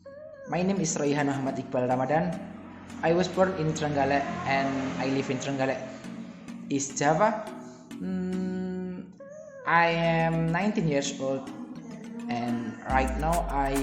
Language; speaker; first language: English; non-native, learner; Indonesian